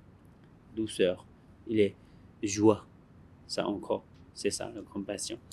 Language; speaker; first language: French; non-native, learner; Tibetan